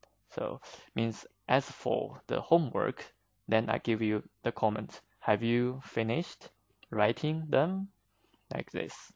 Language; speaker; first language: English; non-native, fluent; Chinese